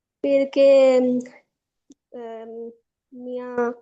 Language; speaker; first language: Italian; non-native, learner; Urdu